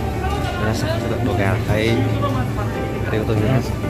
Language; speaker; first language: Japanese; non-native, learner; Vietnamese